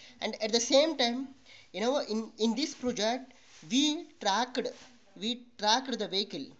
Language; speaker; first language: English; non-native, local second language; Telugu